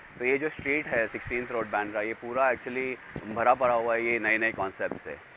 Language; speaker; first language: Hindi; native; Hindi